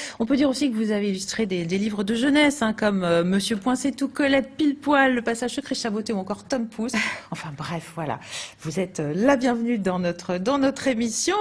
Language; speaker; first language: French; native; French